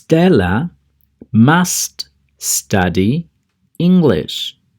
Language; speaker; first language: English; non-native, fluent; Spanish